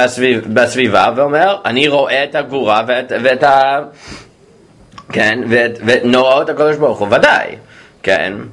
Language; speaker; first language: Hebrew; non-native, fluent; English